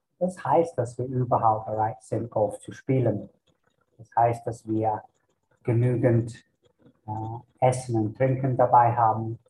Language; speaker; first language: German; non-native, fluent; English